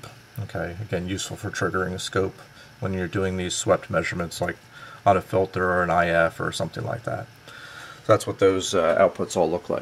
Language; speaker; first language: English; native; English